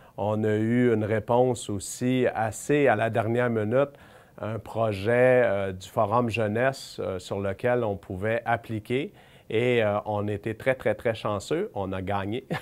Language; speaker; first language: French; native; French